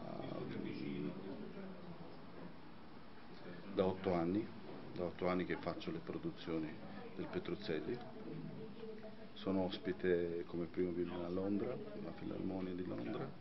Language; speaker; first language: Italian; non-native, fluent; Albanian